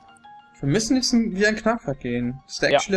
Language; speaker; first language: German; native; German